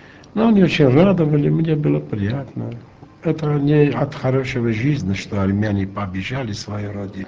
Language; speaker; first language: Russian; non-native, local second language; Armenian